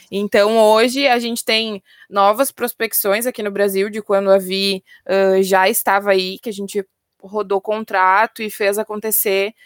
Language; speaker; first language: Portuguese; native; Portuguese